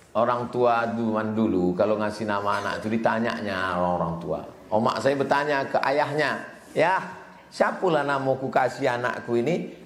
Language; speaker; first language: Indonesian; native; Indonesian